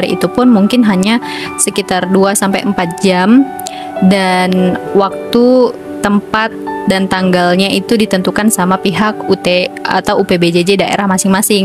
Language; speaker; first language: Indonesian; native; Indonesian